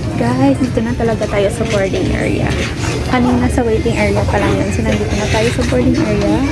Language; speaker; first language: Filipino; native; Filipino